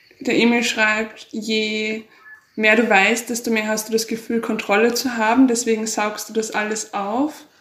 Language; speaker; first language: German; native; German